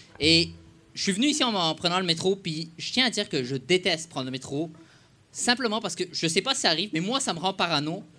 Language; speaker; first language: French; non-native, fluent; Spanish